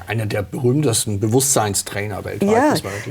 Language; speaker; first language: German; native; German